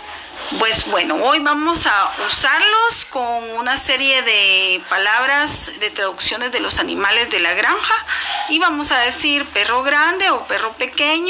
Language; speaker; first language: Spanish; non-native, local second language; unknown